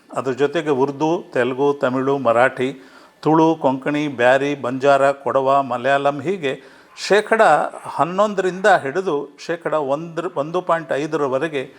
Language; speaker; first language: Kannada; non-native, local second language; Urdu